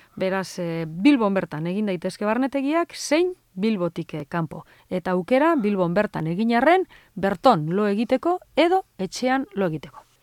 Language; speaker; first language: Basque; native; Basque